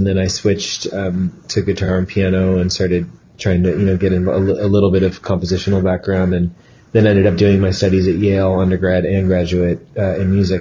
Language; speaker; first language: English; native; English